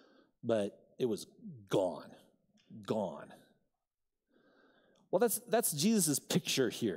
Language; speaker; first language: English; native; English